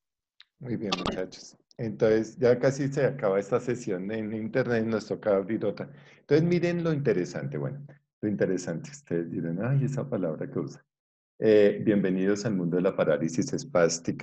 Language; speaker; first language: Spanish; native; Spanish